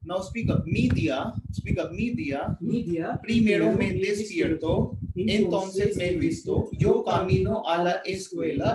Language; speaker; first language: Spanish; non-native, fluent; Hindi